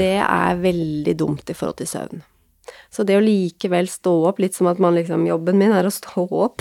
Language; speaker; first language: Norwegian; native; Norwegian